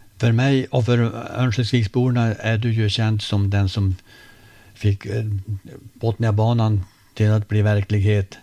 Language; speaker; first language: Swedish; native; Swedish